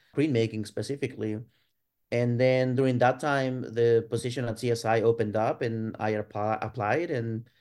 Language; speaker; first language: English; non-native, fluent; Spanish